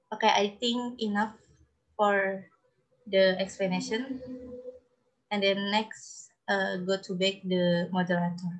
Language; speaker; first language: English; non-native, learner; Indonesian